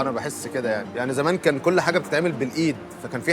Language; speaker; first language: Arabic; native; Arabic